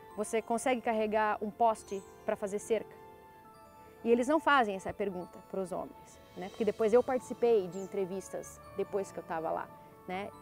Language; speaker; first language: Portuguese; native; Portuguese